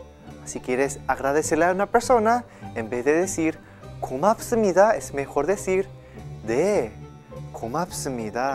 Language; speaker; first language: Spanish; non-native, fluent; Korean